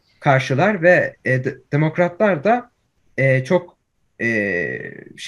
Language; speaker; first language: Turkish; early bilingual, heritage; Turkish